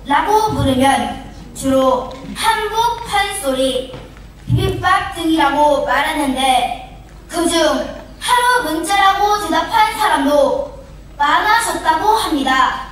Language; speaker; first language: Korean; native; Korean